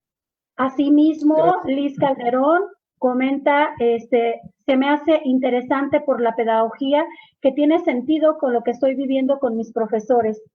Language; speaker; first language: Spanish; native; Spanish